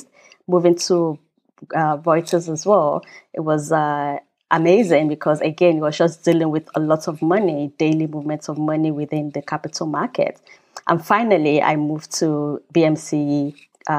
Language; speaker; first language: English; non-native, local second language; Yoruba